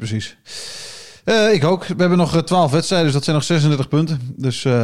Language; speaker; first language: Dutch; native; Dutch